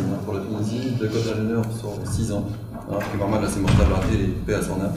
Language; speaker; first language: French; non-native, local second language; Arabic